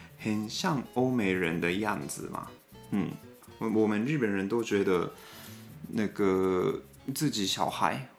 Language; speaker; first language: Chinese; non-native, fluent; Japanese